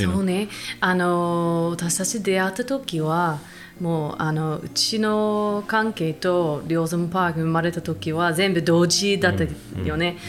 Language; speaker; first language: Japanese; non-native, fluent; English